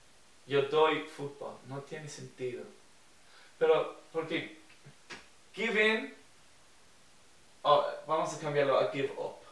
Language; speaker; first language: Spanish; non-native, fluent; English